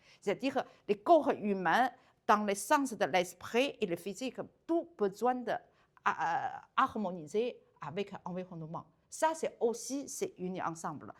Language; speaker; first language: French; non-native, learner; Chinese